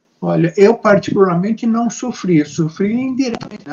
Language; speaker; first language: Portuguese; native; Portuguese